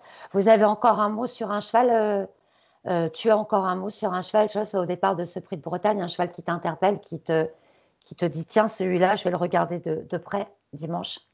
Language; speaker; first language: French; native; French